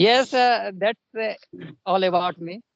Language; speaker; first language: English; non-native, learner; Santali